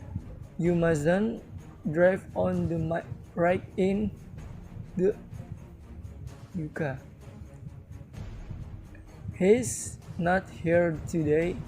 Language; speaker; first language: English; non-native, learner; Indonesian